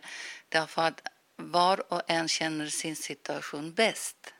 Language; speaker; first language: Swedish; non-native, fluent; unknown